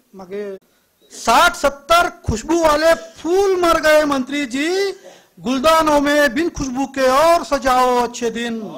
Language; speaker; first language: Hindi; non-native, local second language; Marathi